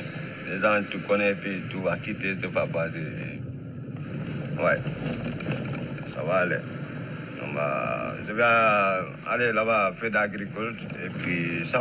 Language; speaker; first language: French; non-native, fluent; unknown